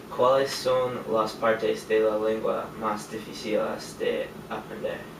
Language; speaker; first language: Spanish; non-native, learner; English